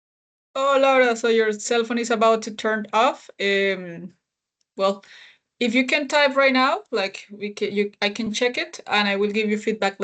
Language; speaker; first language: English; non-native, fluent; Spanish